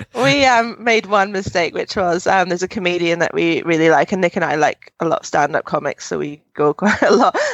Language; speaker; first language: English; native; English